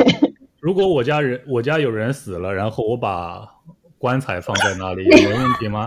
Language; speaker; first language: Chinese; native; Chinese